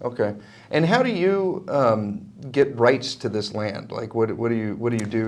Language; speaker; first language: English; native; English